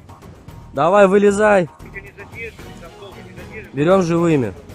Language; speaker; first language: Russian; native; Russian